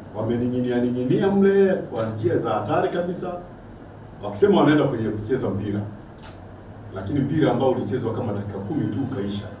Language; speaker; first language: Swahili; native; Swahili